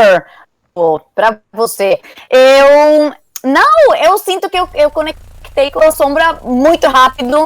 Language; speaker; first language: Portuguese; non-native, learner; Spanish